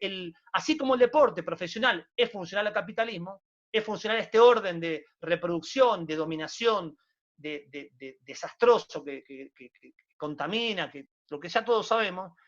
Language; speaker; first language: Spanish; native; Spanish